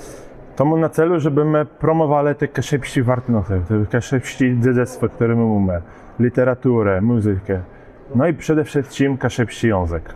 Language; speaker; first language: Polish; non-native, local second language; Kashubian